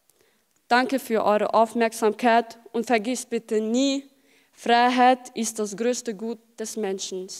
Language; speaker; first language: German; early bilingual, other home language; Albanian